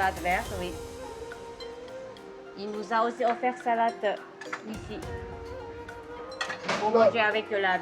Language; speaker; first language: French; non-native, fluent; Chinese